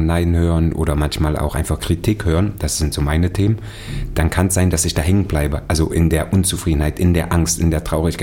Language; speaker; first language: German; native; German